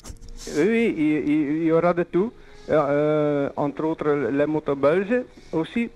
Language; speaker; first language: French; non-native, local second language; Dutch